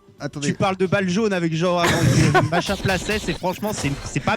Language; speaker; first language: French; native; French